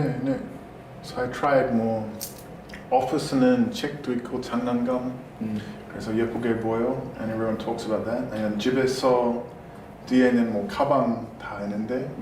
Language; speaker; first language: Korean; non-native, learner; English